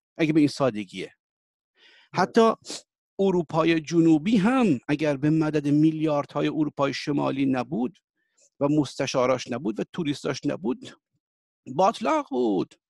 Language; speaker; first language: Persian; early bilingual, heritage; Persian